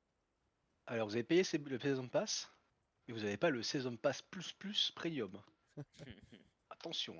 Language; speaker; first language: French; native; French